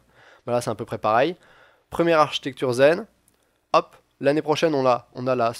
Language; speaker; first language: French; native; French